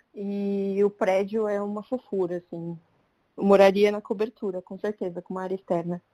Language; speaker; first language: Portuguese; native; Portuguese